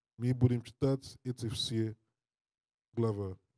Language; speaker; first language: Russian; non-native, learner; English